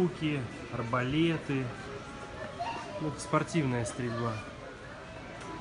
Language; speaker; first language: Russian; native; Russian